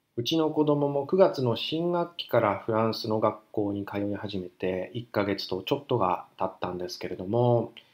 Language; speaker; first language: Japanese; native; Japanese